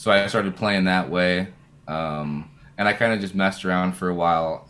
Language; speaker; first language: English; native; English